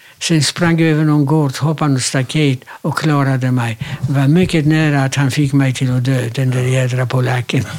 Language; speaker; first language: Swedish; non-native, fluent; Polish